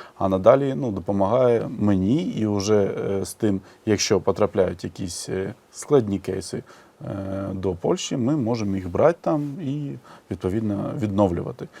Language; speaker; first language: Ukrainian; native; Ukrainian